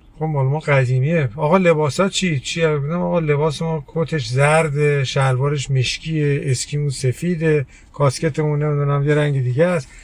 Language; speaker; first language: Persian; early bilingual, heritage; Persian